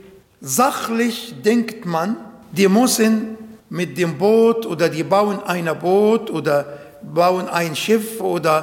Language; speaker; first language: German; non-native, fluent; Arabic